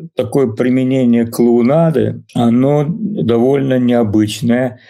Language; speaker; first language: Russian; native; Russian